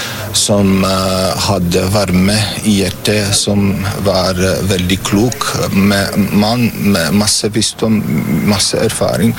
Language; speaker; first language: Norwegian; non-native, fluent; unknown